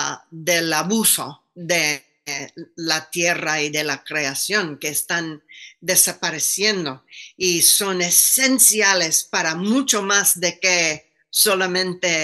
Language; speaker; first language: Spanish; non-native, fluent; English